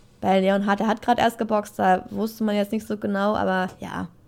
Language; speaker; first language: German; native; German